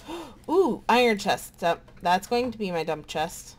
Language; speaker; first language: English; native; English